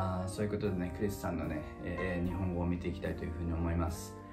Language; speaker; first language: Japanese; native; Japanese